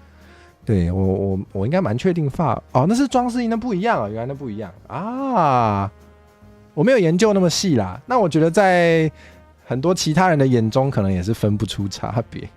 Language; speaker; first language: Chinese; native; Chinese